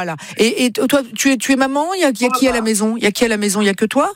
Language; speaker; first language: French; native; French